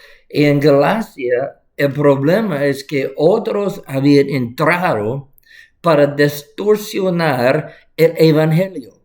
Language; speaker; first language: Spanish; non-native, fluent; English